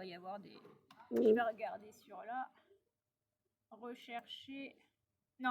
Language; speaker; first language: French; native; French